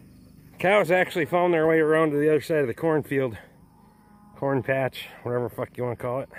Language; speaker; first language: English; native; English